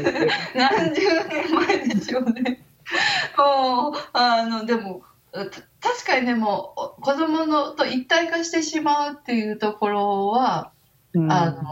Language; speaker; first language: Japanese; native; Japanese